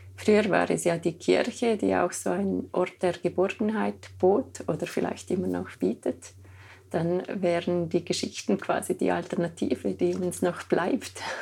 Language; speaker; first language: German; native; German